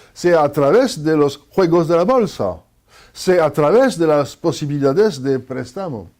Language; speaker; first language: Spanish; non-native, fluent; French